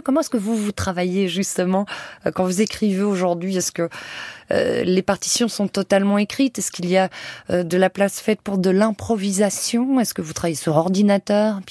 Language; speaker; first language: French; native; French